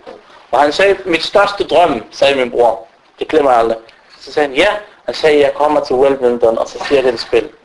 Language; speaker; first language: Danish; non-native, fluent; Arabic